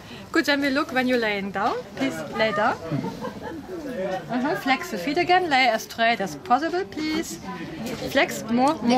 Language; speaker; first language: English; non-native, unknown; German